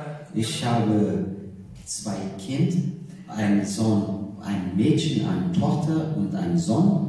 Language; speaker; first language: German; non-native, learner; Portuguese